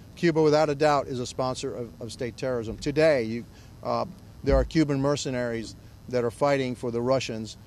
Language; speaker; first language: English; early bilingual, other home language; Spanish